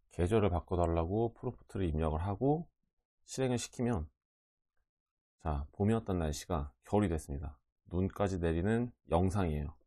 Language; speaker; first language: Korean; native; Korean